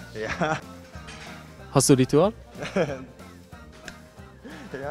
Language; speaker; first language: German; non-native, learner; Japanese